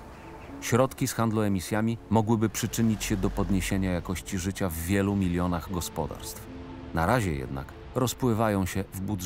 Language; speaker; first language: Polish; native; Polish